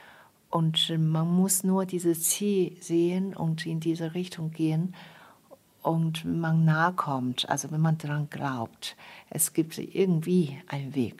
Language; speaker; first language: German; non-native, fluent; Chinese